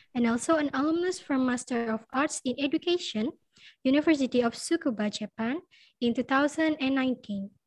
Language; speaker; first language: English; non-native, fluent; Indonesian